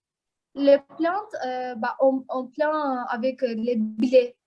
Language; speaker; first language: French; non-native, learner; Azerbaijani